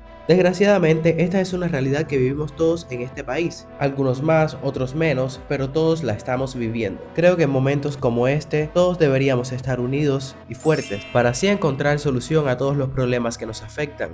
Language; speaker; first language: Spanish; native; Spanish